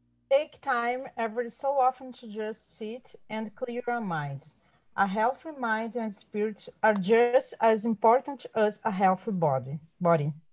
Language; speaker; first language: English; non-native, learner; Portuguese